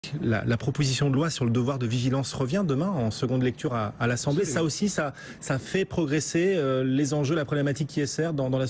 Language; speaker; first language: French; native; French